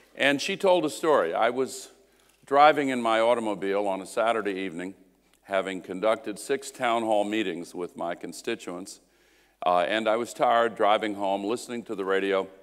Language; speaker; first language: English; native; English